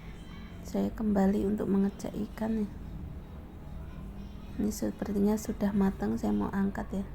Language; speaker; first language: Indonesian; native; Indonesian